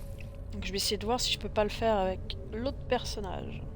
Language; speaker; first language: French; native; French